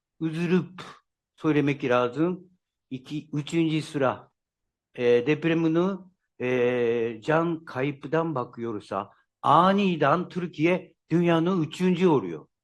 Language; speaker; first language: Turkish; non-native, learner; Japanese